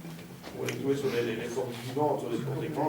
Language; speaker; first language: French; native; French